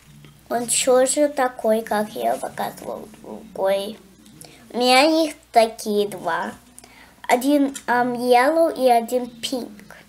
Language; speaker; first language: Russian; early bilingual, heritage; Russian